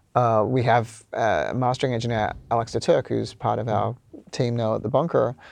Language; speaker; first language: English; native; English